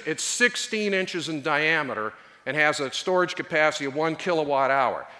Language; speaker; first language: English; native; English